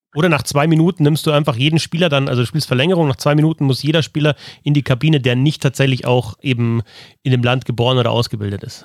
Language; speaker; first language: German; native; German